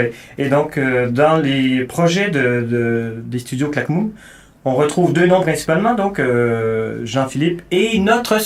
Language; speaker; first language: French; native; French